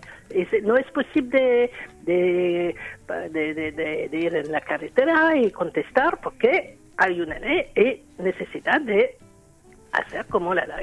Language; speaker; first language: Spanish; non-native, learner; French